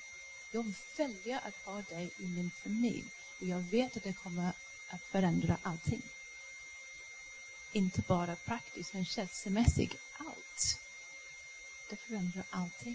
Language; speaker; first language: Swedish; non-native, fluent; English